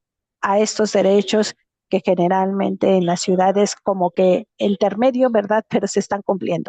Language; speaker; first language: Spanish; native; Spanish